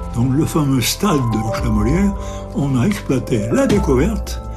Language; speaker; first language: French; native; French